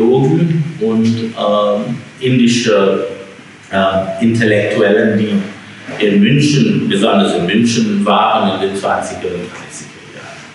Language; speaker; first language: German; non-native, fluent; English